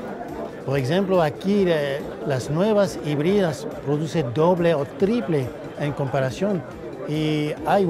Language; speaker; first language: Spanish; non-native, fluent; French